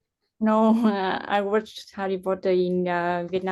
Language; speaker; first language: English; non-native, learner; Vietnamese